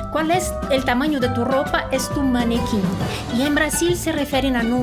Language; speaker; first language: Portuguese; non-native, fluent; Spanish